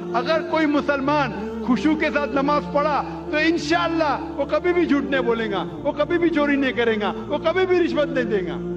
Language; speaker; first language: Urdu; non-native, local second language; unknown